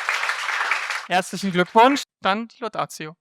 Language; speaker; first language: German; native; German